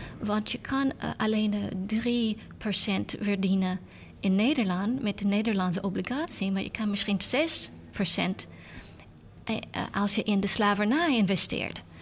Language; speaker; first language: Dutch; non-native, learner; English